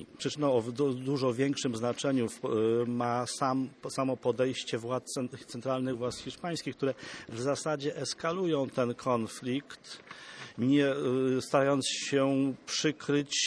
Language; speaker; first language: Polish; native; Polish